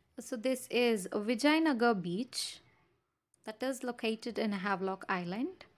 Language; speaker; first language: English; non-native, local second language; Kannada